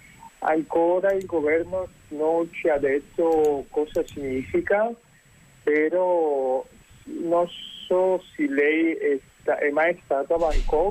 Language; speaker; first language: Italian; non-native, fluent; Spanish